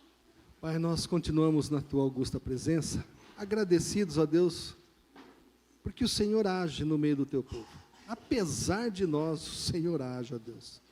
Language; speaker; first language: Portuguese; native; Portuguese